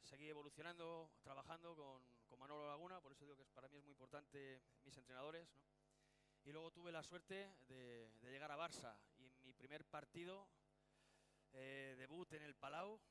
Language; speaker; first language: Spanish; native; Spanish